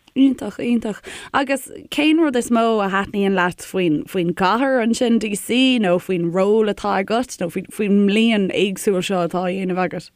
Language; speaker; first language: Irish; native; Irish